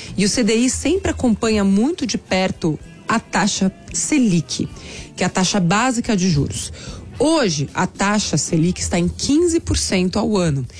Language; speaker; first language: Portuguese; native; Portuguese